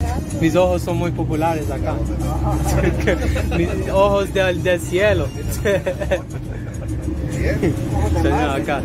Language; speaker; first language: Spanish; non-native, learner; English